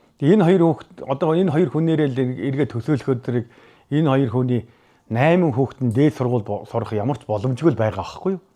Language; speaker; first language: Mongolian; native; Mongolian